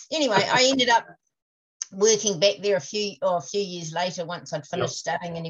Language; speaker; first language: English; native; English